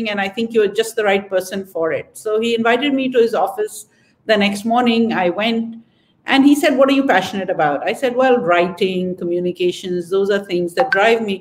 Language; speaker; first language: English; non-native, local second language; Urdu